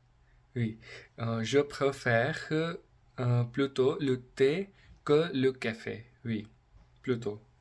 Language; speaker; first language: French; non-native, learner; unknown